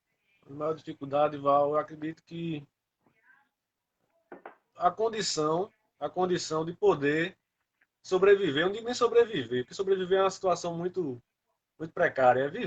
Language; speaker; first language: Portuguese; native; Portuguese